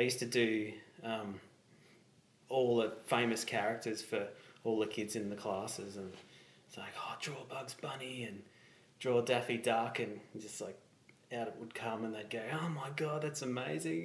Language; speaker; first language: English; native; English